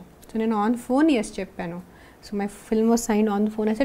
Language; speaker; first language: Telugu; non-native, local second language; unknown